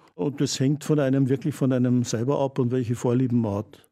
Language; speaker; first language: German; native; German